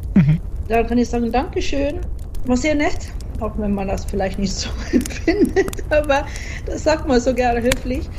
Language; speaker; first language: German; non-native, fluent; Norwegian